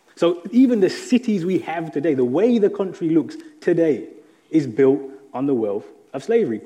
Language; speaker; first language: English; native; English